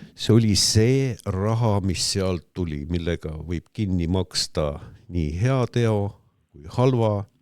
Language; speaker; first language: Estonian; non-native, local second language; Russian